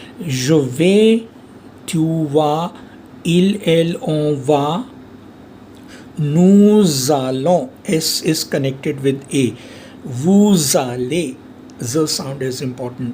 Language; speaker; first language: French; non-native, fluent; Hindi